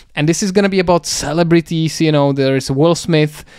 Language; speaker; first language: English; non-native, fluent; Czech